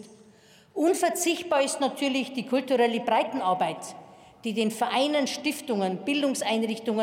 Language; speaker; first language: German; native; German